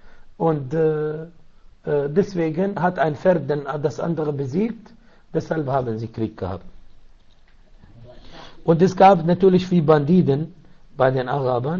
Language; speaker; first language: German; non-native, learner; Arabic